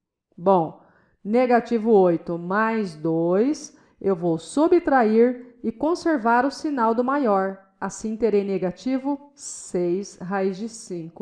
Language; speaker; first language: Portuguese; native; Portuguese